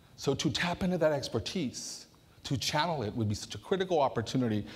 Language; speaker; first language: English; native; English